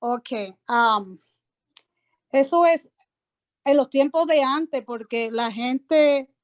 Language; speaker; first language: Spanish; early bilingual, heritage; Spanish